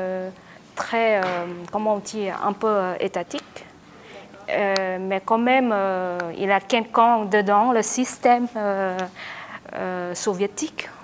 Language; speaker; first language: French; non-native, learner; Vietnamese